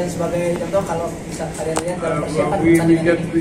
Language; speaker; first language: Indonesian; native; Indonesian